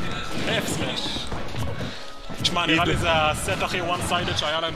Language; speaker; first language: Hebrew; native; Hebrew